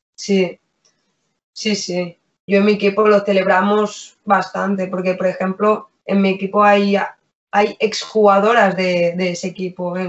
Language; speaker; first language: Spanish; native; Spanish